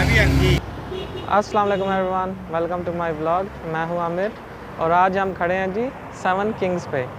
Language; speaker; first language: Urdu; non-native, local second language; Punjabi